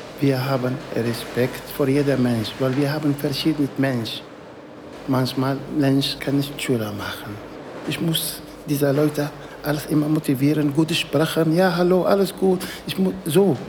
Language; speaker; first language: German; non-native, learner; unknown